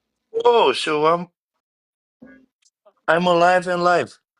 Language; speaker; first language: English; non-native, learner; Bulgarian